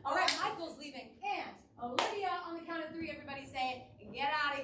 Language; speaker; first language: English; native; English